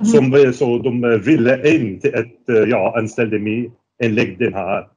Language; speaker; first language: Swedish; non-native, fluent; Arabic